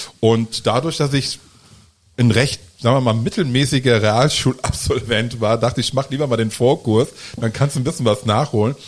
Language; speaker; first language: German; early bilingual, other home language; Italian